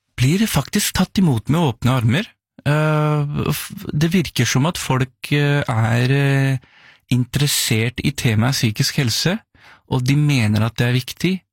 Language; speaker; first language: Norwegian; early bilingual, other home language; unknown